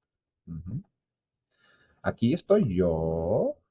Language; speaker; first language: Spanish; non-native, fluent; English